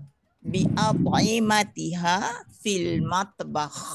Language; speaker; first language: Arabic; non-native, learner; Indonesian